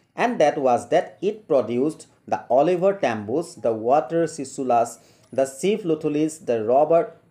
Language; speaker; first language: English; non-native, local second language; Assamese